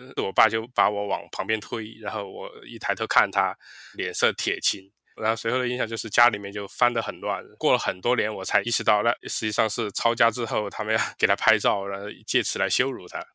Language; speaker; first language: Chinese; native; Chinese